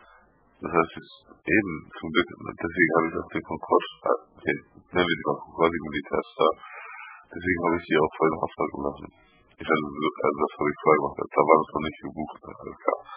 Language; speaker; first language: German; native; German